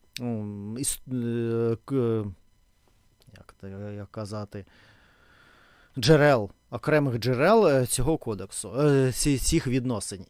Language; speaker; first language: Ukrainian; non-native, local second language; Russian